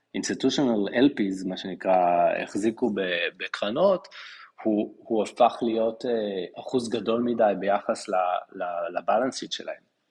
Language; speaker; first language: Hebrew; native; Hebrew